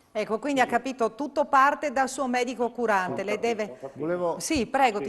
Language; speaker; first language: Italian; native; Italian